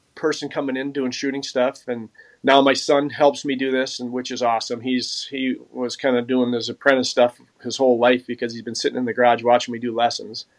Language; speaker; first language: English; native; English